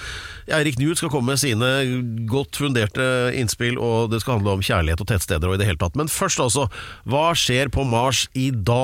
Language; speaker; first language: Norwegian; native; Norwegian